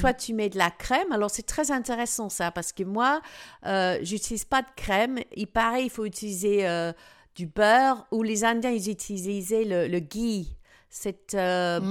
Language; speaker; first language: French; non-native, fluent; English